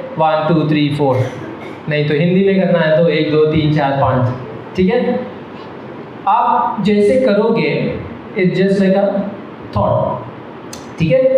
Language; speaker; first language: Hindi; non-native, local second language; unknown